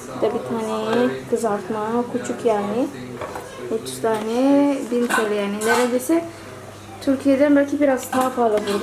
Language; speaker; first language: Turkish; non-native, learner; Indonesian